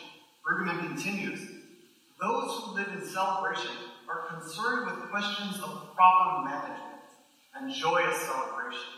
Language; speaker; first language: English; native; English